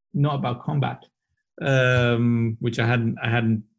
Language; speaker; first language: English; non-native, fluent; Portuguese